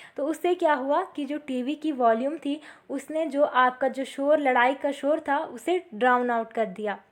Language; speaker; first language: Hindi; native; Hindi